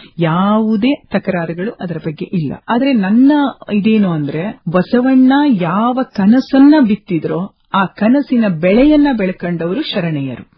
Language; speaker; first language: Kannada; native; Kannada